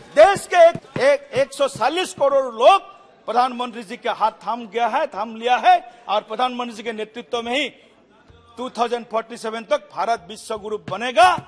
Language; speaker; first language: Hindi; non-native, local second language; Assamese